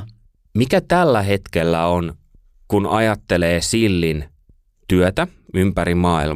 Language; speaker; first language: Finnish; native; Finnish